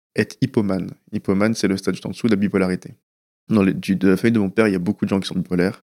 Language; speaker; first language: French; early bilingual, other home language; Persian